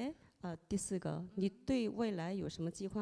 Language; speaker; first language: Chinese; non-native, fluent; Korean